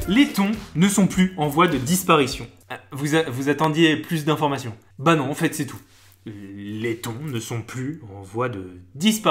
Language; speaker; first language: French; native; French